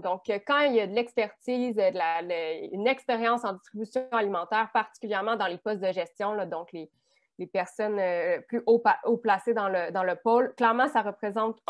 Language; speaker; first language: French; native; French